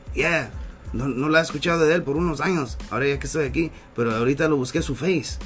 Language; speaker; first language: Spanish; early bilingual, heritage; Spanish